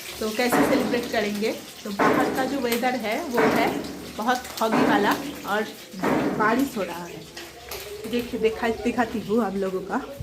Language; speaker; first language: Hindi; non-native, local second language; Bangla